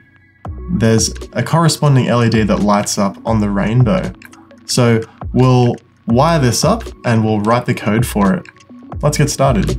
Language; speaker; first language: English; native; English